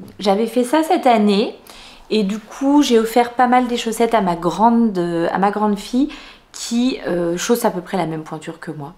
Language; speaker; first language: French; native; French